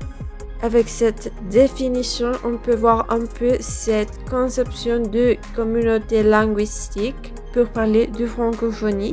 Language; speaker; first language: French; non-native, fluent; Spanish